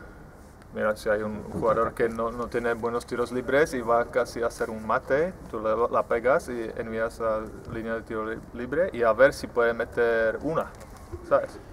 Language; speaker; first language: Spanish; non-native, fluent; Czech